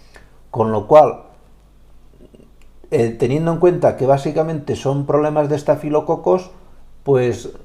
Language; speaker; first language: Spanish; native; Spanish